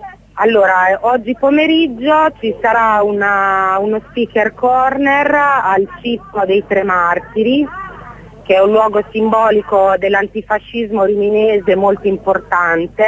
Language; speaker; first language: Italian; native; Italian